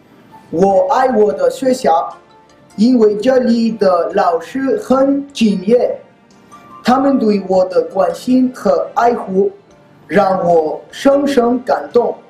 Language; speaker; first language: Chinese; non-native, learner; Spanish